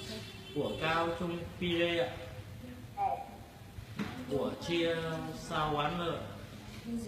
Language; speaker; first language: Chinese; non-native, learner; Vietnamese